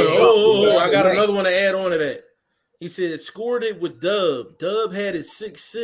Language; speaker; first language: English; native; English